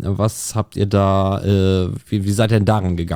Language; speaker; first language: German; native; German